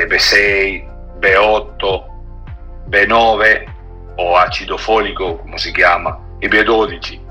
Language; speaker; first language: Italian; non-native, learner; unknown